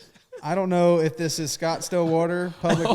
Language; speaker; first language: English; native; English